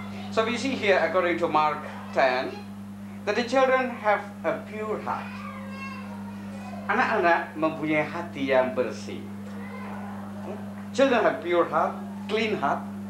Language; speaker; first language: English; non-native, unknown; Indonesian